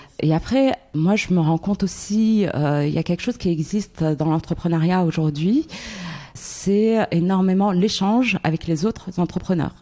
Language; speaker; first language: French; non-native, local second language; Arabic